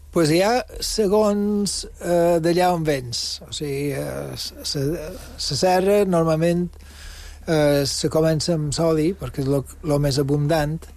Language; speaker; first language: Catalan; non-native, local second language; English